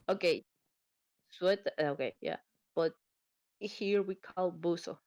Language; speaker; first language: English; non-native, learner; Spanish